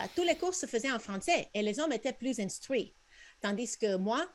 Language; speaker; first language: French; non-native, fluent; Spanish